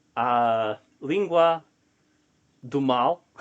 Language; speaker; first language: Portuguese; non-native, learner; English